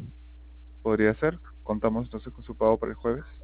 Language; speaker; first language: Spanish; native; Spanish